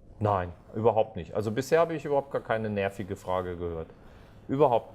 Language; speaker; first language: German; native; German